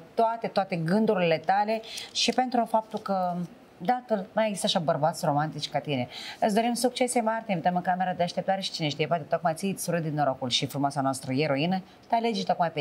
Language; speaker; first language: Romanian; native; Romanian